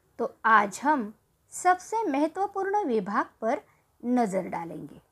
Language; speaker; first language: Hindi; non-native, local second language; Marathi